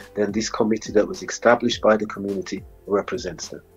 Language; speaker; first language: English; native; English